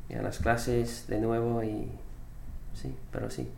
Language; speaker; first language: Spanish; non-native, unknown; English